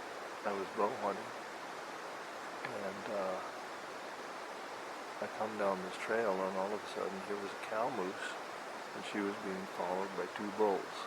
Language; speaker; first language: English; native; English